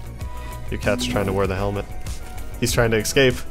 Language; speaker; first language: English; native; English